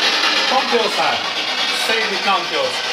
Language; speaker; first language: Swedish; native; Swedish